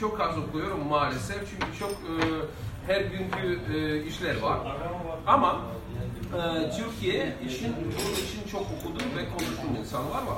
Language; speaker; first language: Turkish; non-native, fluent; Russian